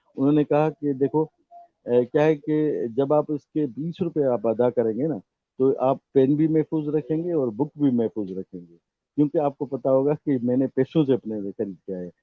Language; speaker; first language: Urdu; non-native, local second language; Sindhi